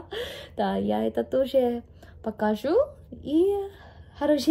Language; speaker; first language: Russian; non-native, learner; Korean